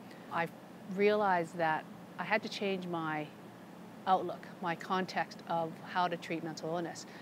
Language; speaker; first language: English; native; English